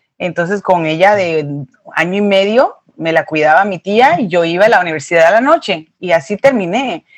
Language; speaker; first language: Spanish; early bilingual, heritage; Spanish